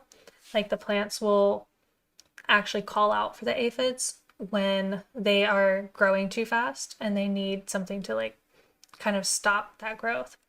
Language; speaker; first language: English; native; English